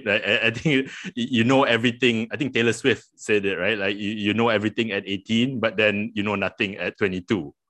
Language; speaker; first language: English; non-native, local second language; Malay